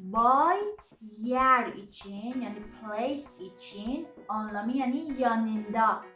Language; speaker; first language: Turkish; non-native, learner; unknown